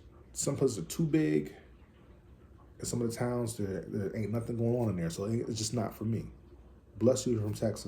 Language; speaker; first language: English; native; English